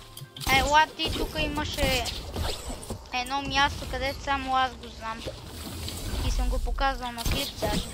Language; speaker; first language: Bulgarian; native; Bulgarian